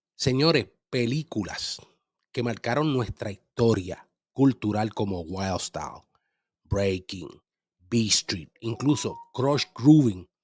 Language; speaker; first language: Spanish; early bilingual, heritage; Spanish